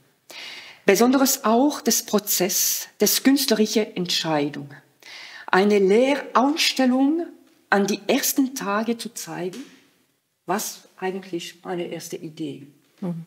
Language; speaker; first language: German; non-native, fluent; French